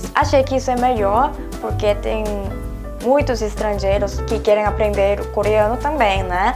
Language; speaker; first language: Portuguese; non-native, fluent; Korean